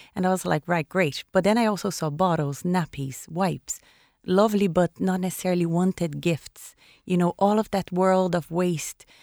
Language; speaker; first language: English; non-native, fluent; Portuguese